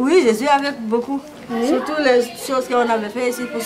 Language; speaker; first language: French; non-native, learner; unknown